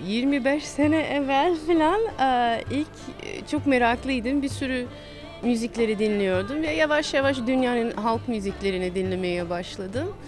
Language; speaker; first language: Turkish; non-native, fluent; English